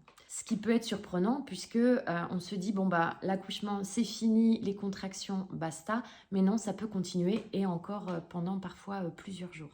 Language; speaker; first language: French; native; French